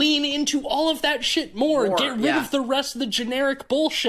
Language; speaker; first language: English; native; English